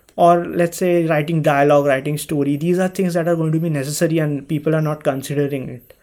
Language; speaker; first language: English; non-native, local second language; Hindi